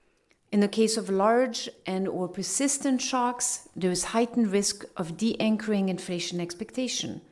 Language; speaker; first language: English; non-native, fluent; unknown